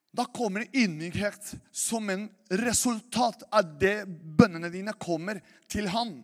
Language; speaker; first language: Norwegian; non-native, fluent; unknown